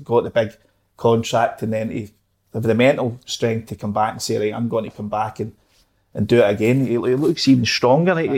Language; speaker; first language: English; native; English